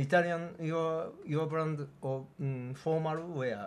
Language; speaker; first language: English; non-native, learner; Japanese